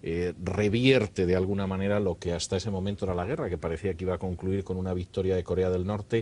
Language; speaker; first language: Spanish; native; Spanish